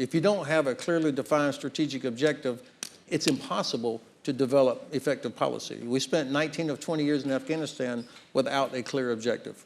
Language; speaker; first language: English; native; English